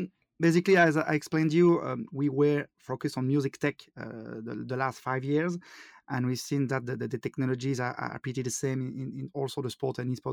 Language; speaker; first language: English; non-native, fluent; French